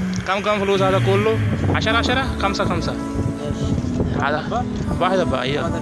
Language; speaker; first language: Arabic; non-native, learner; Urdu